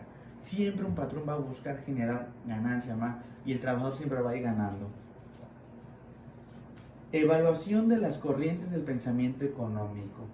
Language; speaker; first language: Spanish; native; Spanish